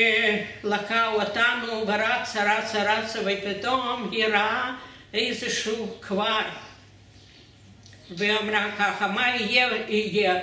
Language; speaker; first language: Hebrew; non-native, fluent; Russian